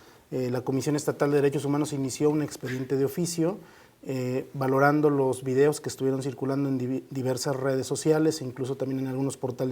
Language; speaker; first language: Spanish; native; Spanish